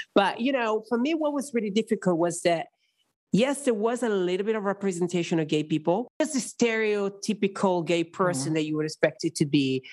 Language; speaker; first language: English; non-native, fluent; Italian